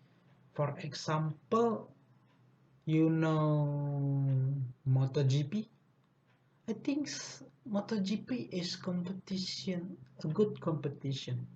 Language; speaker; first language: English; non-native, learner; Indonesian